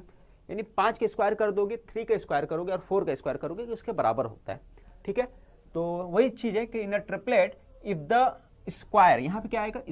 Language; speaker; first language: Hindi; native; Hindi